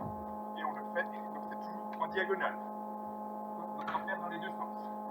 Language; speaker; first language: French; native; French